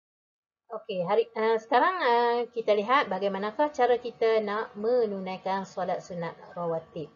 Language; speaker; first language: Malay; native; Malay